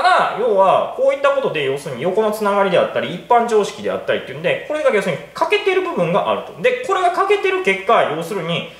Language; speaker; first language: Japanese; native; Japanese